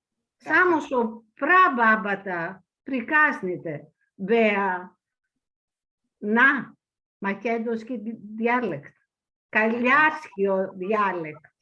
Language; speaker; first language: Macedonian; early bilingual, heritage; Greek